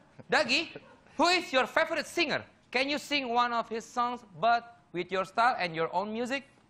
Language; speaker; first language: English; non-native, learner; Indonesian